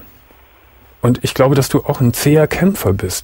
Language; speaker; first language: German; native; German